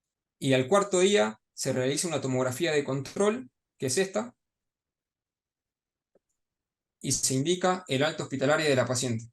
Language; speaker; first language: Spanish; native; Spanish